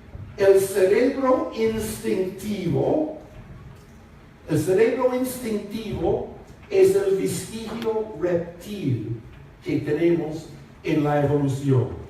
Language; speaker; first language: Spanish; non-native, fluent; English